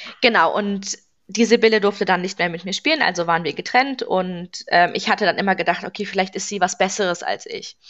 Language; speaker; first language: German; early bilingual, other home language; Persian